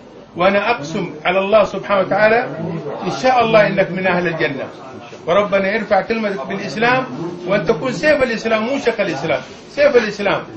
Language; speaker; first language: Arabic; native; Arabic